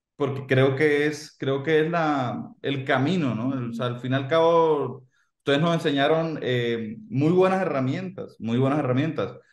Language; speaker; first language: Spanish; native; Spanish